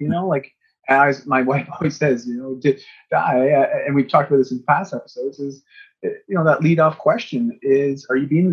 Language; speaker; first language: English; native; English